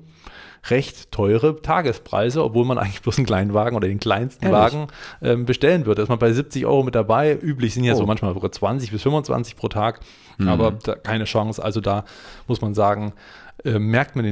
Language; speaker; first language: German; native; German